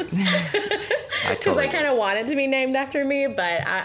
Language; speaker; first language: English; native; English